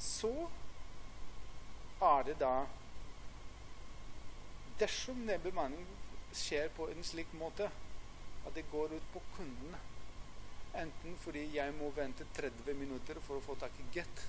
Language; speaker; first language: Norwegian; non-native, fluent; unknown